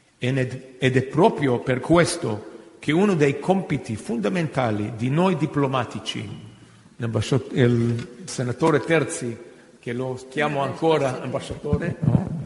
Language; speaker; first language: Italian; non-native, fluent; Hebrew